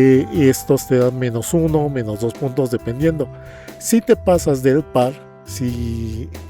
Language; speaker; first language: Spanish; native; Spanish